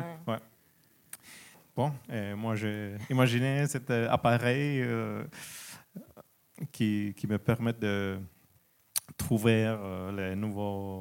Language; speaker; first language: French; non-native, learner; Finnish